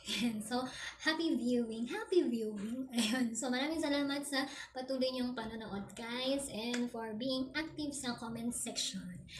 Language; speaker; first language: Filipino; native; Filipino